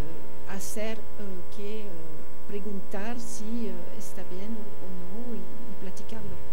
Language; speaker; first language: Spanish; non-native, fluent; French